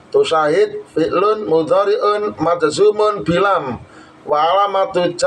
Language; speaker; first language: Arabic; non-native, fluent; Javanese